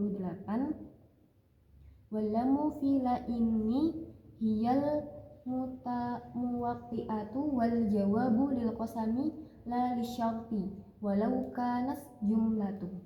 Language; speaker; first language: Arabic; non-native, learner; Indonesian